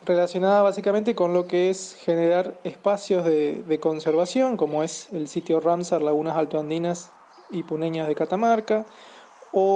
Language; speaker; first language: Spanish; native; Spanish